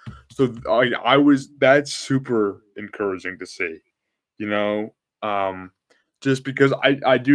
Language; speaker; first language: English; native; English